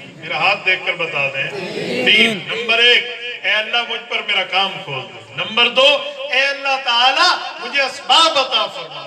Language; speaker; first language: Urdu; non-native, local second language; Punjabi